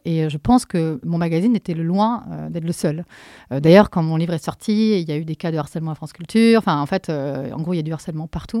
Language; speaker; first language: French; native; French